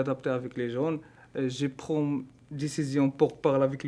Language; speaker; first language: French; non-native, learner; Arabic